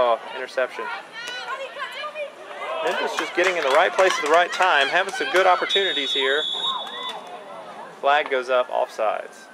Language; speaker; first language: English; native; English